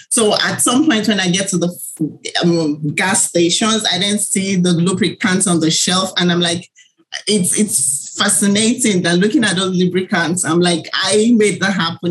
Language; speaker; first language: English; non-native, local second language; Yoruba